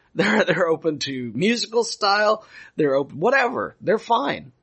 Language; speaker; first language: English; native; English